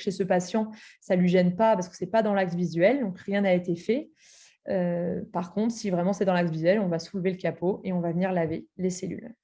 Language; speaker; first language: French; native; French